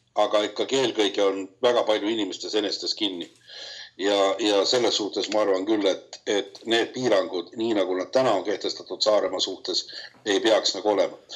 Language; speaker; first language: Estonian; native; Estonian